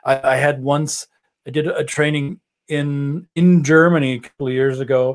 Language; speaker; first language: English; non-native, fluent; German